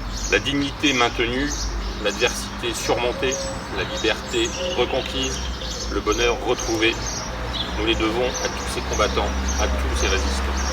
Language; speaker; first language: French; native; French